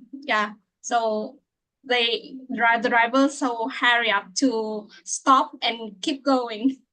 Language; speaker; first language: English; non-native, learner; Vietnamese